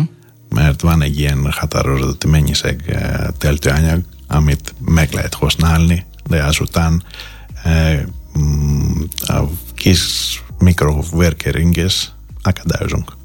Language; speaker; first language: Hungarian; non-native, fluent; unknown